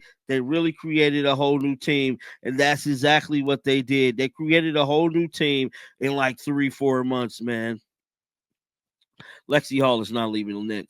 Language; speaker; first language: English; native; English